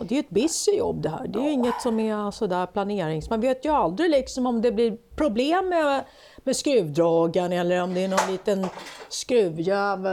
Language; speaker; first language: Swedish; native; Swedish